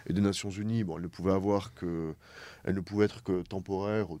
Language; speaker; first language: French; native; French